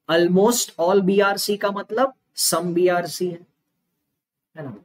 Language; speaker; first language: Hindi; non-native, local second language; Marathi